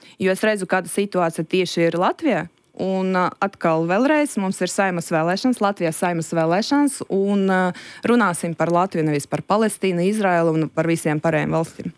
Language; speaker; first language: Latvian; non-native, local second language; Russian